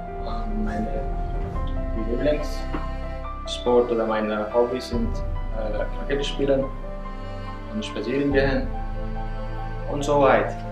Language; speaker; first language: German; non-native, learner; Persian